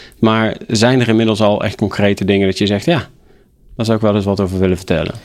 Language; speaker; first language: Dutch; native; Dutch